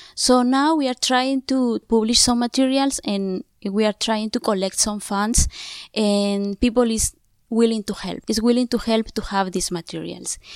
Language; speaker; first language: English; non-native, fluent; Zapotec